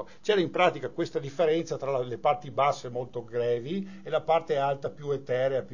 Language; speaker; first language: Italian; native; Italian